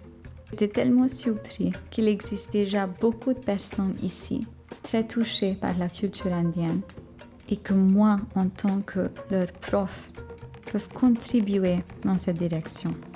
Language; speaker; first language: French; non-native, fluent; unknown